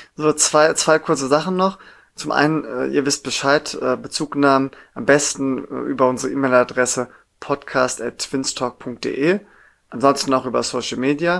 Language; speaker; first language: German; native; German